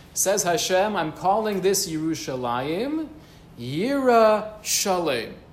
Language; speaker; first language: English; native; English